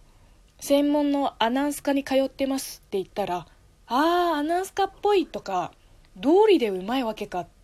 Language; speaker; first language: Japanese; non-native, fluent; Chinese